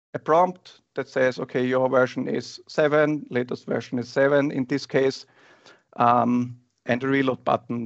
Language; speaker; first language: English; non-native, fluent; German